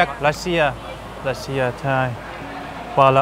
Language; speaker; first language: Thai; non-native, learner; Russian